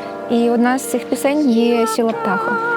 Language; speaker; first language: Ukrainian; native; Ukrainian